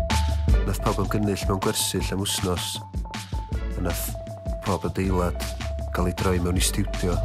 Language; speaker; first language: Welsh; native; Welsh